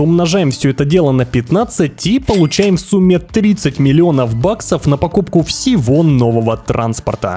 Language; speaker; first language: Russian; native; Russian